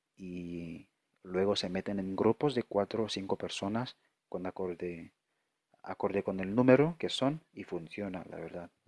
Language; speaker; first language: Spanish; non-native, fluent; French